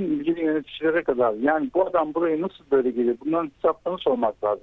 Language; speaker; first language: Turkish; native; Turkish